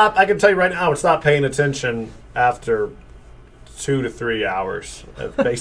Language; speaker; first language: English; native; English